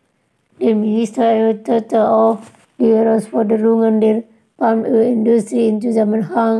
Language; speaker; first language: German; non-native, fluent; Indonesian